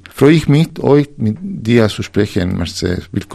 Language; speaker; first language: German; non-native, fluent; Spanish